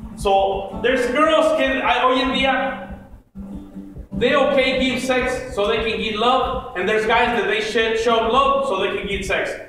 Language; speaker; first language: English; early bilingual, other home language; Spanish